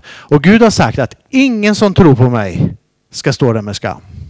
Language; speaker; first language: Swedish; native; Swedish